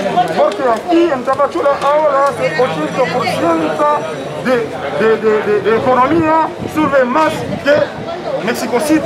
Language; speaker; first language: Spanish; non-native, learner; Haitian Creole